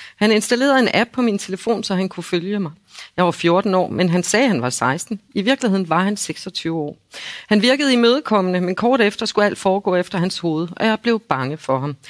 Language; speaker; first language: Danish; native; Danish